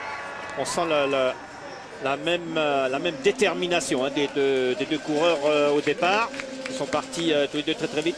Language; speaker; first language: French; native; French